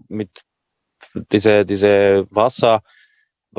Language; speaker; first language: German; non-native, fluent; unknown